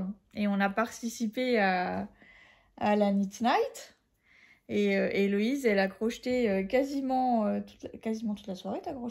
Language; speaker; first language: French; native; French